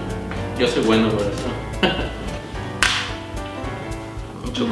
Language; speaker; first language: Spanish; native; Spanish